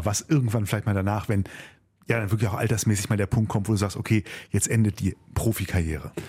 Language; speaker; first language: German; native; German